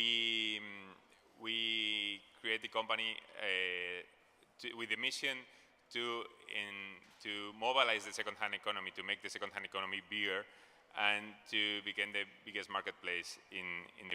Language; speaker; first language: English; non-native, fluent; Spanish